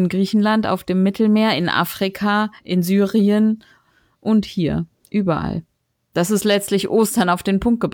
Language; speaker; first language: German; native; German